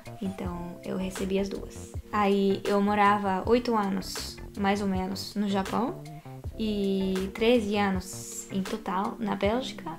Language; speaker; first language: Portuguese; non-native, fluent; Japanese